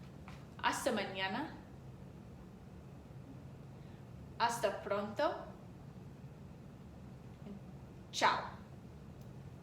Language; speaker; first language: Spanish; non-native, fluent; English